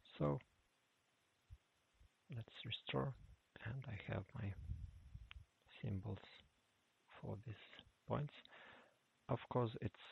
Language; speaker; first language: English; non-native, fluent; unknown